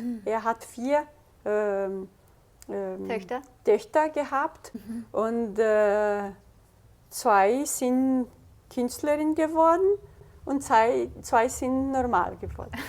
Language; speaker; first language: German; early bilingual, heritage; German